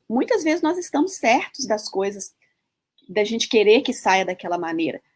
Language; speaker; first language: Portuguese; early bilingual, heritage; Portuguese